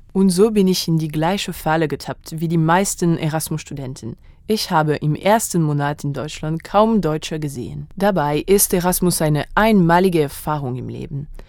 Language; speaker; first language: German; non-native, fluent; French